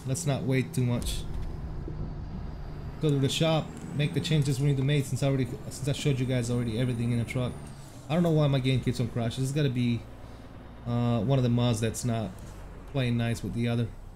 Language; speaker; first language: English; early bilingual, other home language; Italian